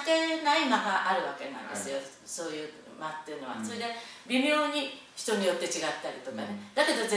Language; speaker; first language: Japanese; native; Japanese